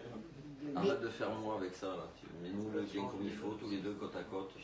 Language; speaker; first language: French; native; French